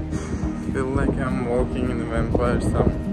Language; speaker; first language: English; non-native, local second language; Bangla